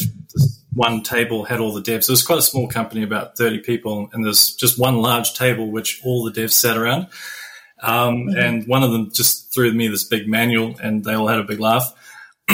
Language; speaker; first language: English; native; English